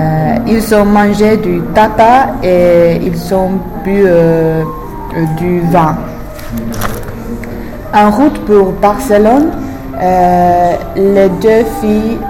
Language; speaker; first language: French; non-native, fluent; English